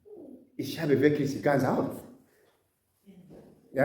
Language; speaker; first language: German; non-native, learner; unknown